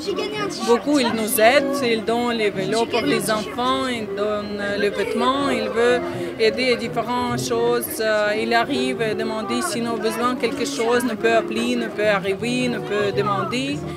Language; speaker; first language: French; non-native, learner; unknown